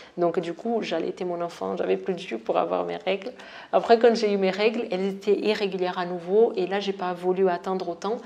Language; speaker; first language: French; non-native, fluent; Portuguese